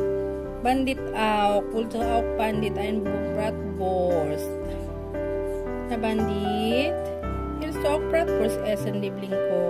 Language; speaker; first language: German; non-native, learner; Filipino